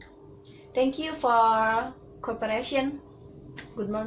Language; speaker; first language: English; non-native, learner; Indonesian